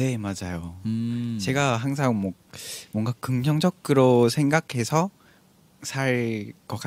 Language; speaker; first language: Korean; non-native, fluent; Vietnamese